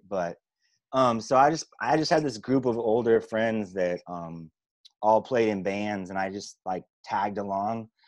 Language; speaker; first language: English; native; English